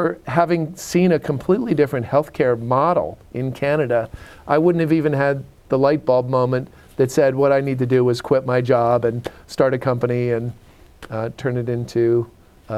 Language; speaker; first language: English; native; English